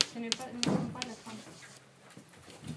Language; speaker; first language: French; non-native, fluent; Spanish